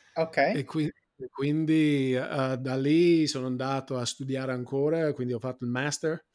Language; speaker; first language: Italian; non-native, fluent; English